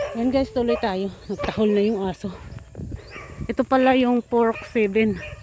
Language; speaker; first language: Filipino; non-native, local second language; Cebuano